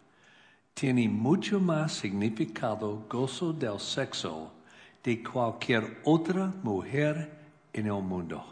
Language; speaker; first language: Spanish; non-native, learner; English